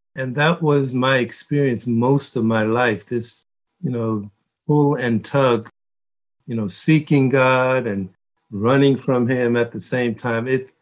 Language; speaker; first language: English; early bilingual, other home language; Korean